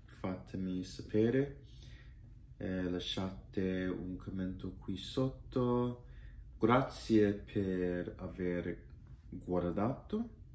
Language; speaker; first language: Italian; non-native, learner; English